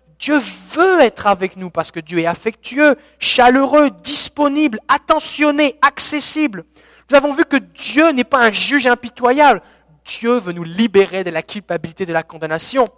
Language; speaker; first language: French; native; French